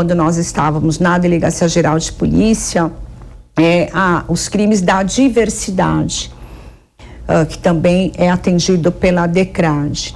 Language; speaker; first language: Portuguese; native; Portuguese